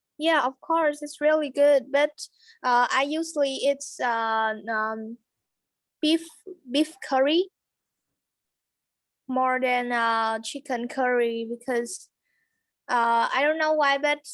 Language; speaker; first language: English; non-native, learner; Vietnamese